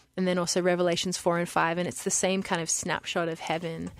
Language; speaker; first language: English; native; English